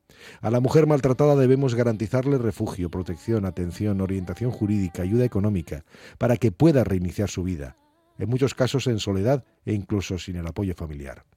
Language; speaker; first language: Spanish; native; Spanish